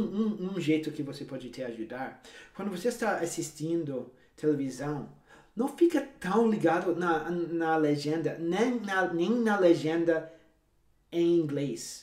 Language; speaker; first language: Portuguese; non-native, fluent; English